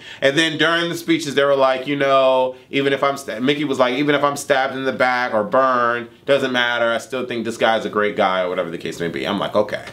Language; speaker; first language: English; native; English